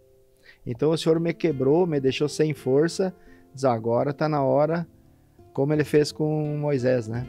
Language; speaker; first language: Portuguese; native; Portuguese